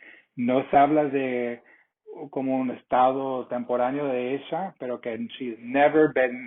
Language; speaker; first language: Spanish; non-native, fluent; English